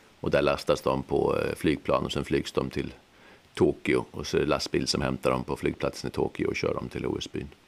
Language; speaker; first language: Swedish; native; Swedish